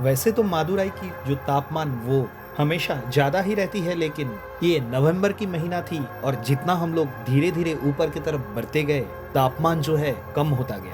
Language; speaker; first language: Hindi; non-native, local second language; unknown